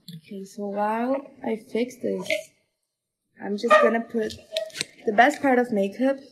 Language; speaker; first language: English; non-native, fluent; Portuguese